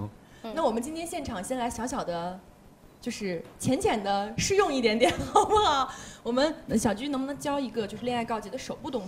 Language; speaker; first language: Chinese; native; Chinese